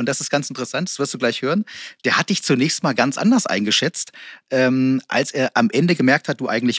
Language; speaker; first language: German; native; German